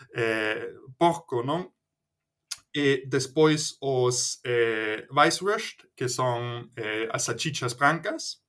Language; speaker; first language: Galician; non-native, fluent; German